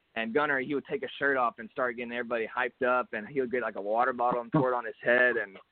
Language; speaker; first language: English; native; English